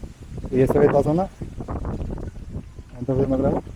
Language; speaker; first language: Spanish; non-native, learner; Slovak